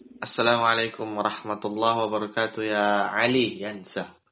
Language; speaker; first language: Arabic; non-native, learner; Indonesian